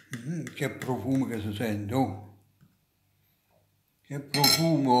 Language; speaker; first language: Italian; native; Italian